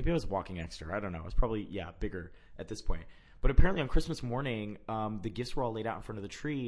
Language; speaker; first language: English; early bilingual, other home language; Spanish